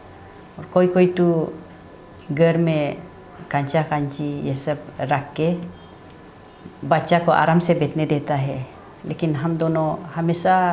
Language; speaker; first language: Hindi; non-native, local second language; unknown